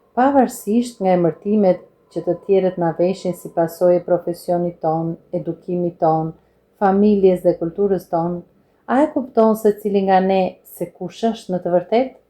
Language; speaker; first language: Albanian; non-native, fluent; English